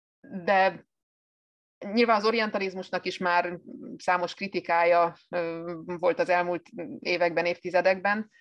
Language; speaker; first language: Hungarian; native; Hungarian